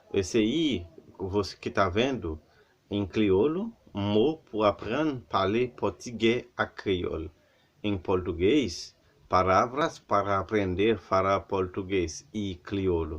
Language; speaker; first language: Portuguese; non-native, learner; Haitian Creole